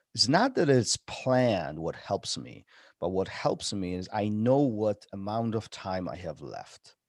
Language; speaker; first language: English; non-native, fluent; Polish